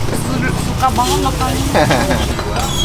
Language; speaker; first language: Indonesian; non-native, learner; Korean